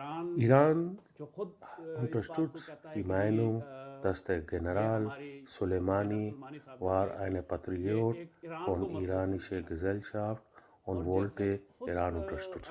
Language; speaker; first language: German; non-native, learner; Urdu